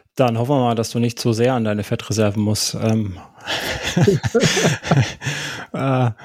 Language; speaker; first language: German; native; German